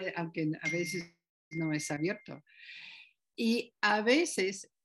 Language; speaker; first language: Spanish; non-native, fluent; English